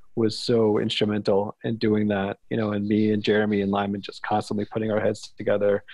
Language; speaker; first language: English; native; English